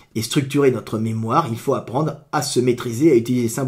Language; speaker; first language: French; native; French